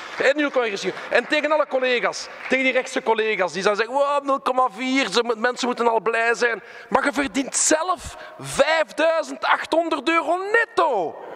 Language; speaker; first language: Dutch; non-native, local second language; French